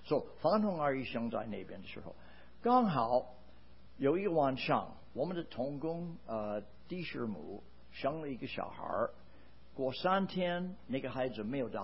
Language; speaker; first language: Chinese; non-native, fluent; English